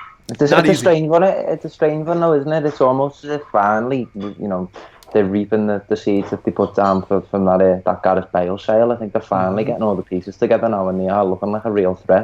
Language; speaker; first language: English; native; English